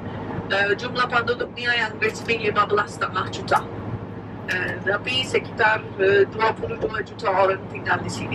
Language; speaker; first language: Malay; non-native, fluent; Turkish